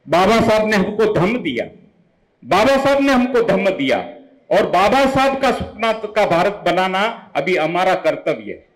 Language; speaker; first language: Hindi; non-native, local second language; Marathi